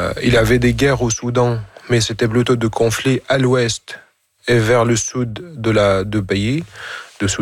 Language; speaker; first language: French; non-native, fluent; Arabic